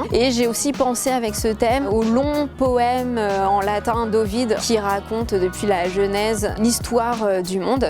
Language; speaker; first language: French; native; French